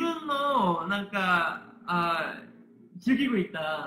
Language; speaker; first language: Japanese; non-native, learner; Korean